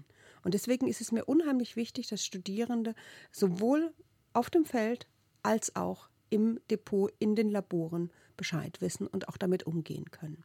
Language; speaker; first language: German; native; German